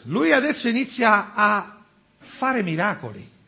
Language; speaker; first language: Italian; native; Italian